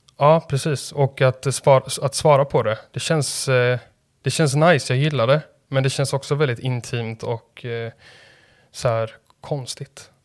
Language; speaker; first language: Swedish; native; Swedish